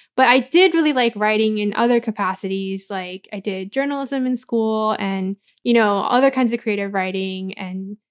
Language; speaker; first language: English; native; English